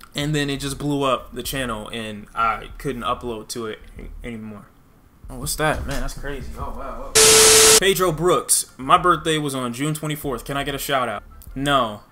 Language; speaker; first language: English; native; English